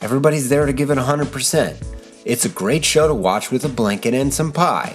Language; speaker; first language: English; native; English